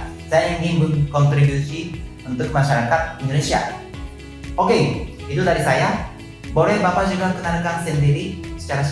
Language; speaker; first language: Indonesian; non-native, fluent; Japanese